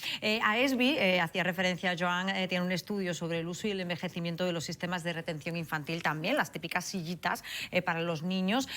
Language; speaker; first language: Spanish; native; Spanish